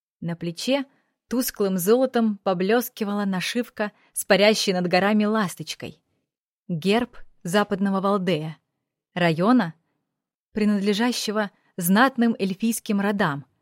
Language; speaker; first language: Russian; native; Russian